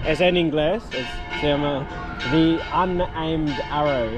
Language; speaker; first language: Spanish; non-native, learner; English